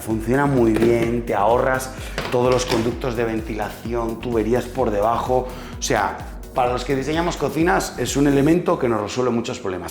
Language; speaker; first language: Spanish; native; Spanish